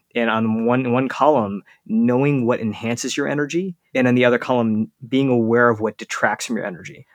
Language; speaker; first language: English; native; English